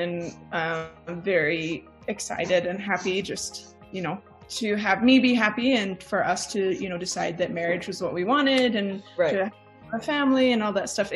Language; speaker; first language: English; native; English